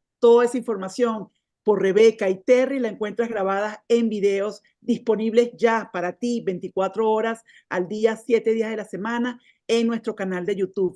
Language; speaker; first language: Spanish; native; Spanish